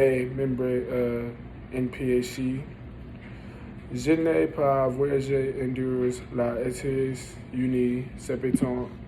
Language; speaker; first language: French; non-native, learner; English